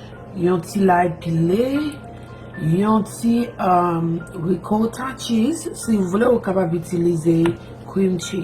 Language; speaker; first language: French; non-native, local second language; Haitian Creole